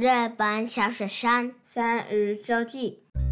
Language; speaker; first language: Chinese; early bilingual, heritage; Chinese